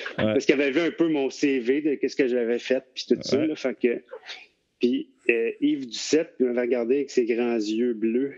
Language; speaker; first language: French; native; French